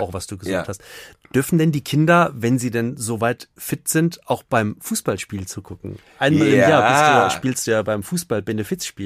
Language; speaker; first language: German; native; German